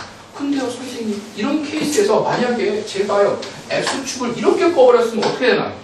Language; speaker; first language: Korean; native; Korean